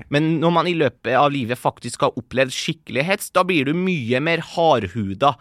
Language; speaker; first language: Norwegian; early bilingual, other home language; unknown